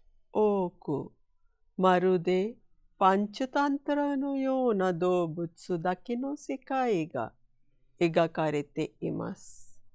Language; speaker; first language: Japanese; non-native, fluent; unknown